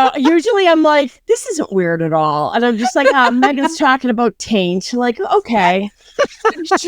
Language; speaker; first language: English; native; English